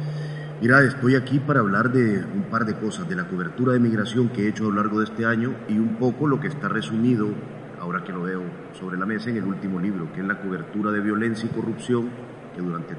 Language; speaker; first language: Spanish; native; Spanish